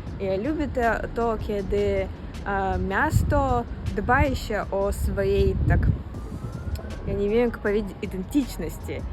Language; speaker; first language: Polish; non-native, learner; Russian